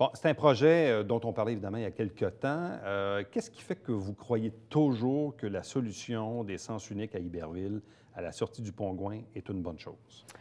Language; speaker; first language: French; native; French